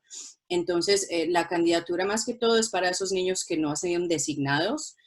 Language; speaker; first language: Spanish; non-native, local second language; English